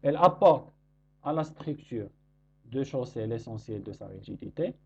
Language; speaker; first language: French; non-native, local second language; Arabic